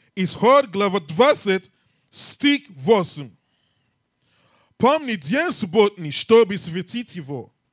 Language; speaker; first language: Russian; non-native, learner; English